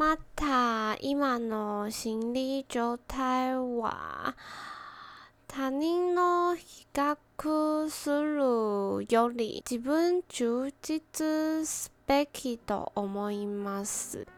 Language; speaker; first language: Japanese; non-native, learner; Chinese